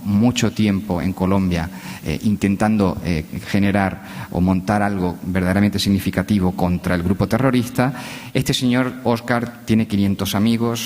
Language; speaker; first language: Spanish; native; Spanish